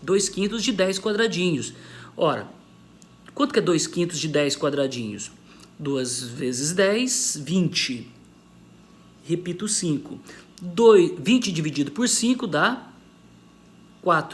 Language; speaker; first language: Portuguese; native; Portuguese